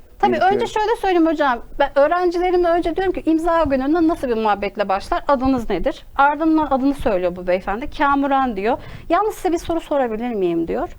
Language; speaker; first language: Turkish; native; Turkish